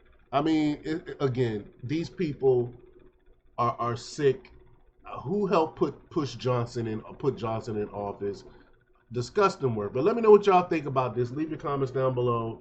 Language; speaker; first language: English; native; English